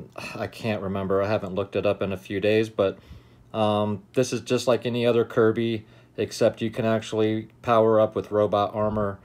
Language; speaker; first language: English; native; English